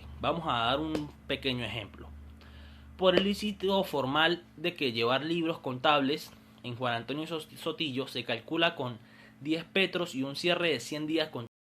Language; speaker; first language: Spanish; native; Spanish